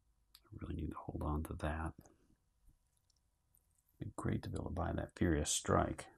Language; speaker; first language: English; native; English